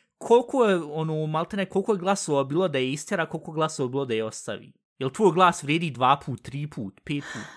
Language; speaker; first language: Bosnian; early bilingual, heritage; Bosnian